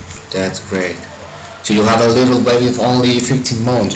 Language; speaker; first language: English; non-native, fluent; Spanish